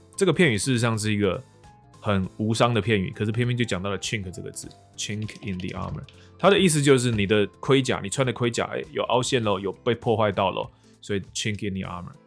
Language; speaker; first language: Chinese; native; Chinese